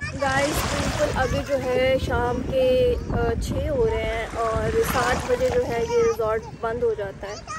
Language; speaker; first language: Urdu; native; Urdu